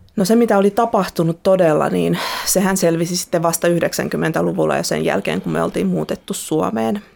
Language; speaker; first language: Finnish; early bilingual, other home language; Russian